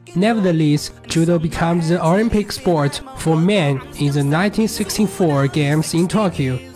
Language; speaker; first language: English; non-native, fluent; Chinese